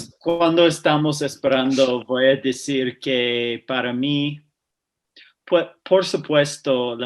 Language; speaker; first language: Spanish; non-native, fluent; English